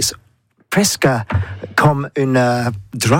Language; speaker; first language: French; non-native, learner; English